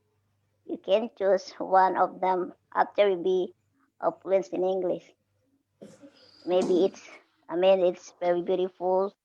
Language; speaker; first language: English; non-native, fluent; Indonesian